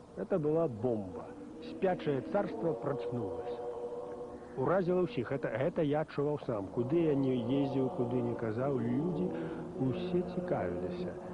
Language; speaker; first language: Belarusian; native; Belarusian